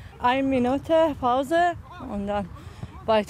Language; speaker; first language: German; non-native, learner; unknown